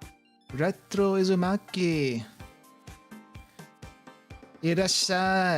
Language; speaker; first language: Japanese; non-native, learner; English